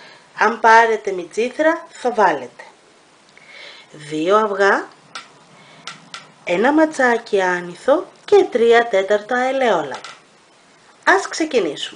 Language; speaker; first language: Greek; native; Greek